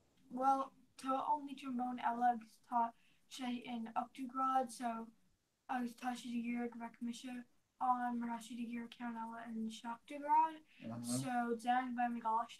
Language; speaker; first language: Irish; non-native, learner; English